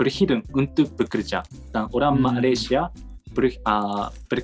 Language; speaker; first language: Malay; non-native, learner; Japanese